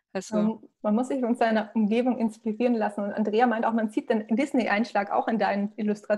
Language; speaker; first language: German; native; German